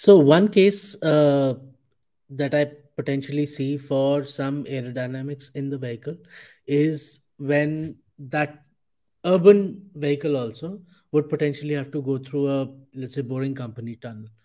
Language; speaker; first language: English; non-native, local second language; Hindi